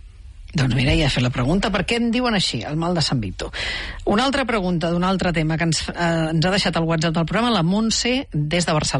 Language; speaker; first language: Catalan; native; Catalan